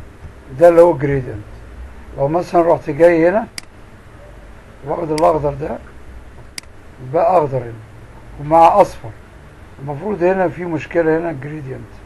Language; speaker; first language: Arabic; native; Arabic